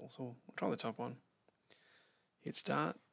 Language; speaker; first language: English; native; English